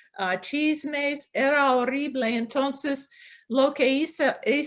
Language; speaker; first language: Spanish; non-native, local second language; English